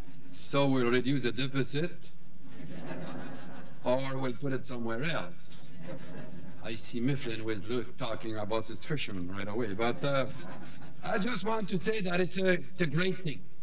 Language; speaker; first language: English; non-native, fluent; French